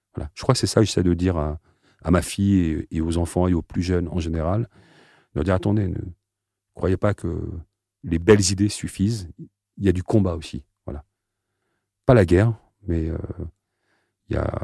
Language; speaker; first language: French; native; French